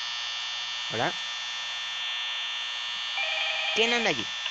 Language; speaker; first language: Spanish; native; Spanish